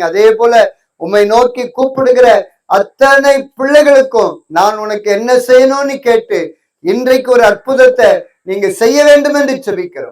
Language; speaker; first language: Tamil; native; Tamil